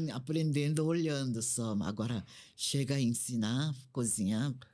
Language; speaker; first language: Portuguese; non-native, fluent; Korean